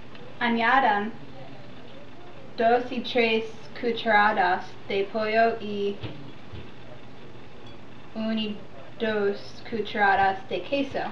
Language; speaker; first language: Spanish; non-native, learner; English